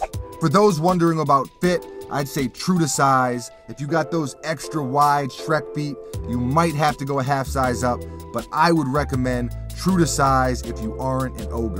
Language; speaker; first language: English; native; English